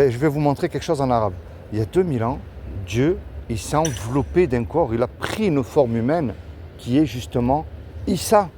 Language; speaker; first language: French; native; French